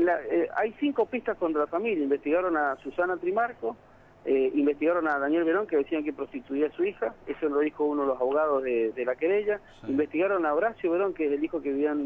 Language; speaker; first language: Spanish; native; Spanish